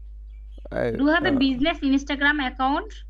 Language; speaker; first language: English; non-native, learner; Bangla